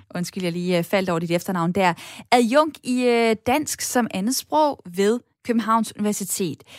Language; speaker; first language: Danish; native; Danish